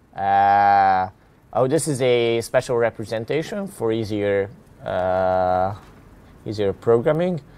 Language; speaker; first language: English; non-native, fluent; Hungarian